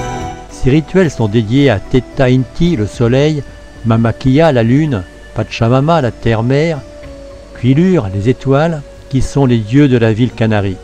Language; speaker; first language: French; native; French